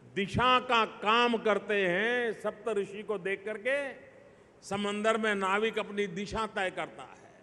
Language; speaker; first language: Hindi; non-native, local second language; Gujarati